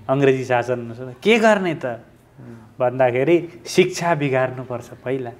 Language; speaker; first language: Nepali; native; Nepali